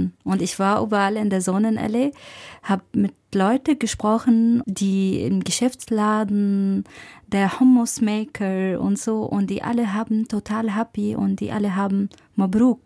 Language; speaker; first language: German; non-native, fluent; Arabic